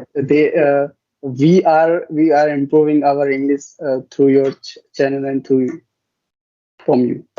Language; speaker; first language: English; non-native, learner; Hindi